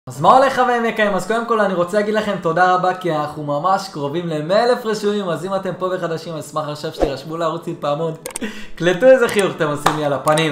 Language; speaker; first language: Hebrew; native; Hebrew